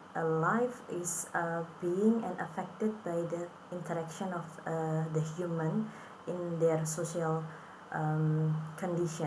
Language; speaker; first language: English; non-native, fluent; Indonesian